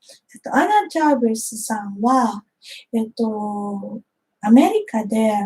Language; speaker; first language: Japanese; non-native, fluent; Filipino